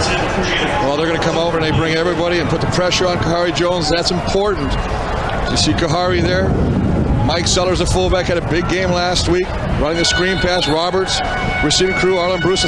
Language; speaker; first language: English; native; English